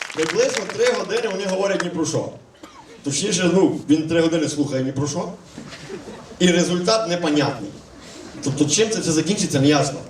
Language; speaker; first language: Ukrainian; native; Ukrainian